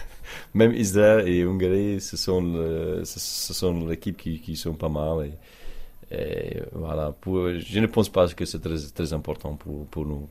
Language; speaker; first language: French; non-native, learner; Czech